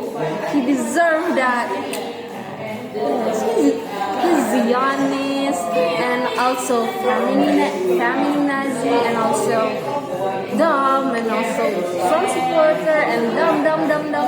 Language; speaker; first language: English; non-native, learner; Indonesian